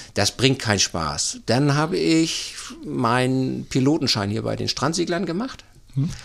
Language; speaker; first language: German; native; German